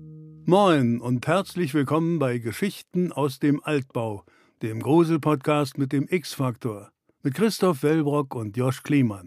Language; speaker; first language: German; native; German